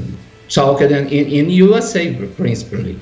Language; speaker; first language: English; non-native, learner; Portuguese